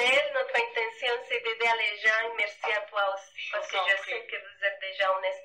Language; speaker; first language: French; non-native, fluent; Spanish